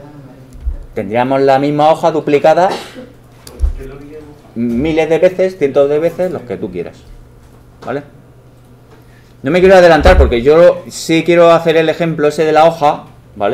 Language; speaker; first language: Spanish; native; Spanish